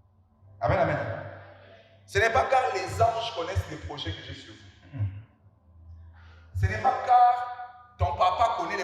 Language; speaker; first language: French; non-native, local second language; Lingala